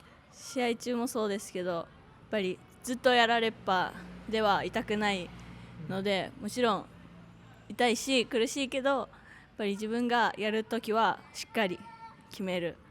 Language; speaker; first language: Japanese; native; Japanese